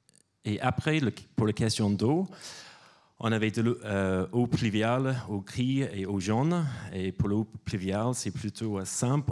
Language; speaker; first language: French; non-native, fluent; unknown